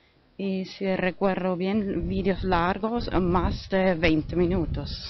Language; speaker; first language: Spanish; non-native, fluent; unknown